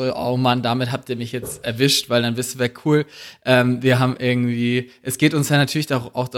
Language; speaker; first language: German; native; German